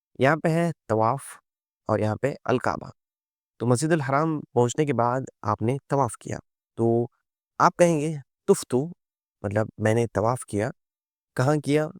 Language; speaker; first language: Urdu; native; Urdu